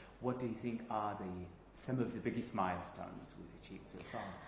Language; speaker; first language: English; non-native, fluent; Uzbek